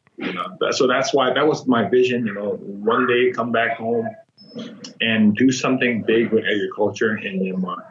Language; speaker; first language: English; non-native, fluent; Burmese